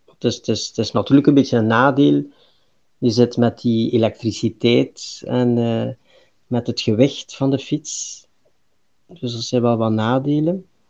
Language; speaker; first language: Dutch; native; Dutch